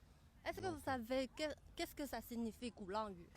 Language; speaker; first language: French; non-native, fluent; Chinese